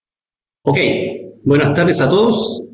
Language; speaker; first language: Spanish; native; Spanish